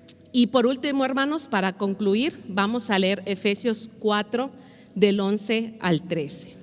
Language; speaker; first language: Spanish; native; Spanish